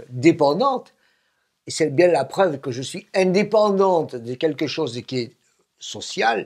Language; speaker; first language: French; native; French